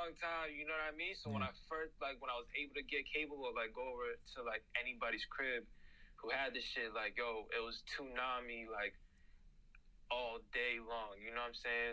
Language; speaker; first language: English; native; English